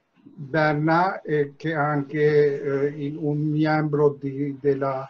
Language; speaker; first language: Italian; non-native, fluent; Turkish